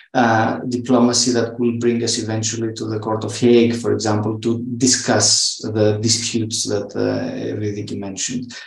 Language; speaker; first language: English; non-native, fluent; Greek